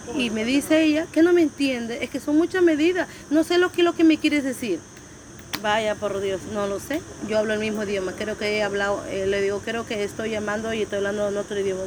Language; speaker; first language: Spanish; native; Spanish